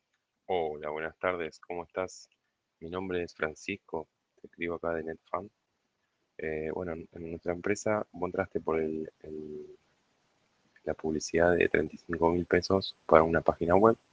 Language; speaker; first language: Spanish; native; Spanish